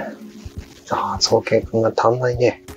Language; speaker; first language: Japanese; native; Japanese